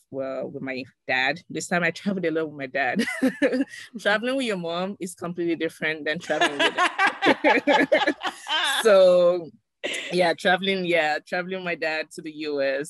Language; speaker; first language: English; non-native, local second language; Yoruba